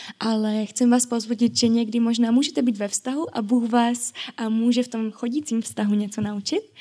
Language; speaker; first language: Czech; native; Czech